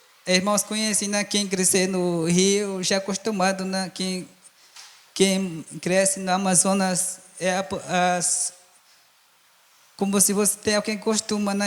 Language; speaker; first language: Portuguese; non-native, local second language; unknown